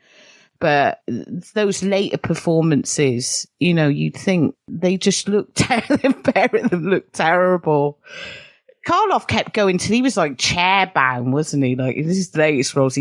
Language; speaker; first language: English; native; English